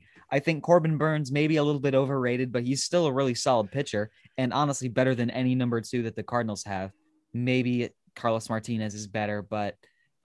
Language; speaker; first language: English; native; English